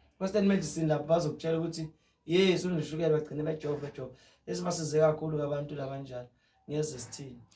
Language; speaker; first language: Zulu; non-native, local second language; Xhosa